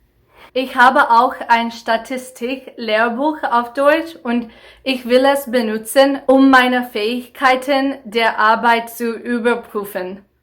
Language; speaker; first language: German; non-native, fluent; Telugu